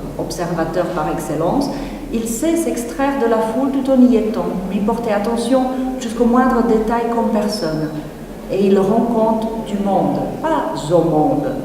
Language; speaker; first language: French; non-native, fluent; Czech